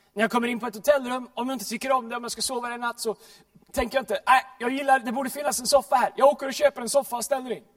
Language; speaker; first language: Swedish; native; Swedish